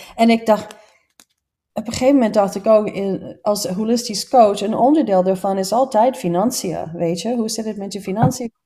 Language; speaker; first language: Dutch; non-native, fluent; English